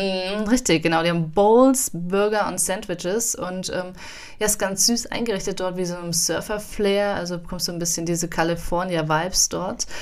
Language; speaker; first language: German; native; German